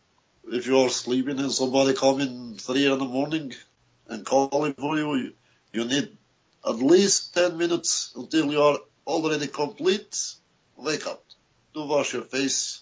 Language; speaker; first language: English; non-native, learner; Albanian